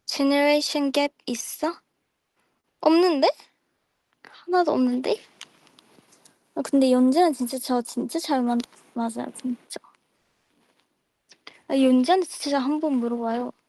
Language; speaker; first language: Korean; non-native, fluent; Japanese